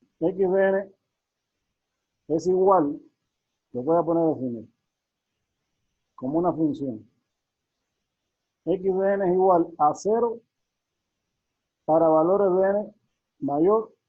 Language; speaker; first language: Spanish; native; Spanish